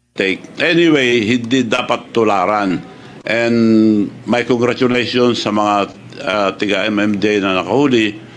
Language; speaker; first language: Filipino; non-native, local second language; Iloko